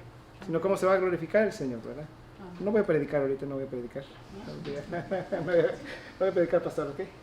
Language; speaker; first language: Spanish; native; Spanish